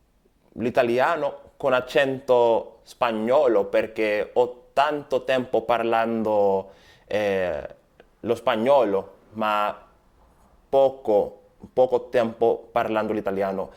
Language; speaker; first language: Italian; non-native, learner; Spanish